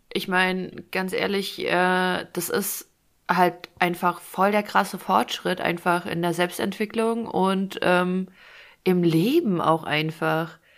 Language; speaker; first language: German; early bilingual, other home language; Russian